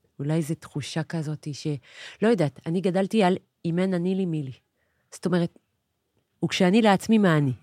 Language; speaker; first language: Hebrew; non-native, fluent; French